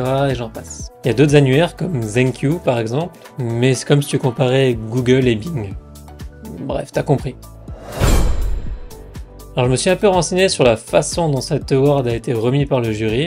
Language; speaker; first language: French; native; French